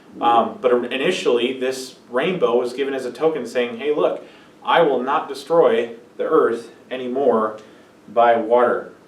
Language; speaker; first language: English; native; English